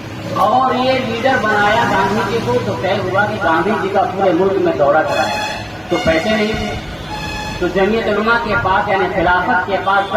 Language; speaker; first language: Urdu; native; Urdu